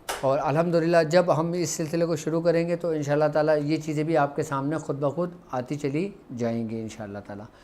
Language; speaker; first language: Urdu; native; Urdu